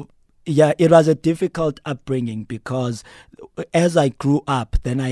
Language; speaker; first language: English; non-native, local second language; Xhosa